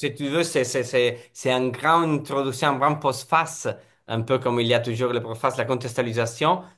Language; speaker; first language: French; non-native, fluent; Italian